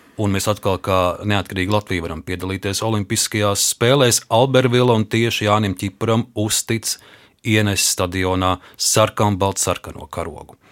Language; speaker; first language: Latvian; native; Latvian